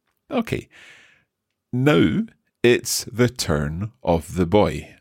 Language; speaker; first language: English; native; English